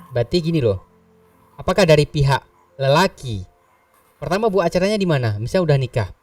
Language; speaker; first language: Indonesian; native; Indonesian